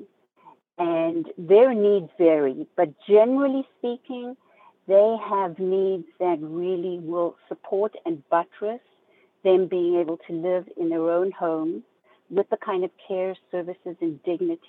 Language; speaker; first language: English; native; English